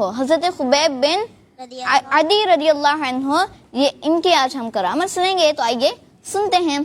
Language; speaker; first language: Urdu; native; Urdu